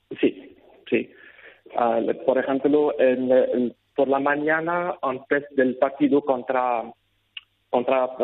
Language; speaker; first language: Spanish; non-native, learner; Arabic